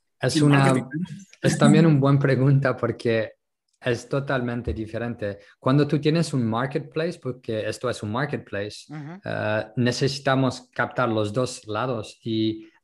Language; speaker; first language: Spanish; non-native, local second language; French